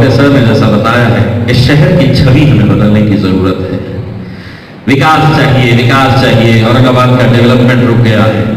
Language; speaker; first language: Urdu; native; Urdu